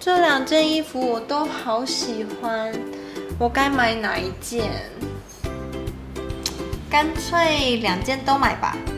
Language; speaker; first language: Chinese; non-native, local second language; English